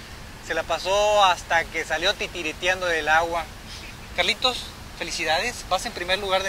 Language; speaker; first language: Spanish; native; Spanish